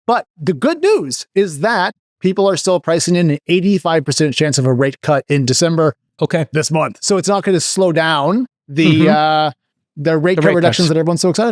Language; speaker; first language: English; native; English